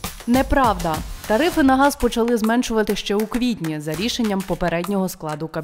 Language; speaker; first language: Ukrainian; native; Ukrainian